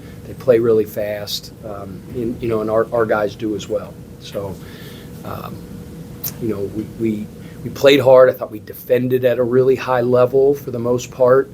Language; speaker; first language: English; native; English